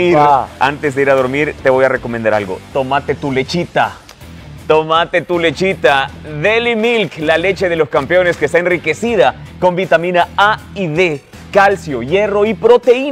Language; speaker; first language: Spanish; native; Spanish